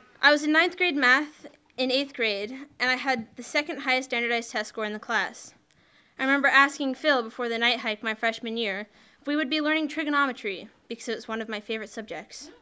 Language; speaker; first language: English; native; English